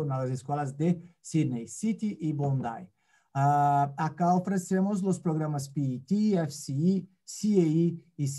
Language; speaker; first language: Spanish; non-native, fluent; Portuguese